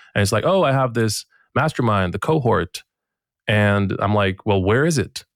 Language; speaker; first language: English; non-native, fluent; Bosnian